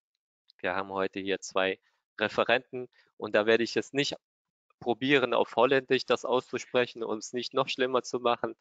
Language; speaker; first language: German; native; German